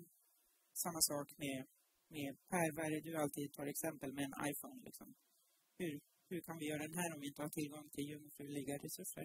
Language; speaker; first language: Swedish; native; Swedish